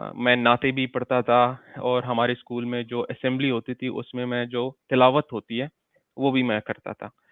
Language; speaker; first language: Urdu; non-native, local second language; Pashto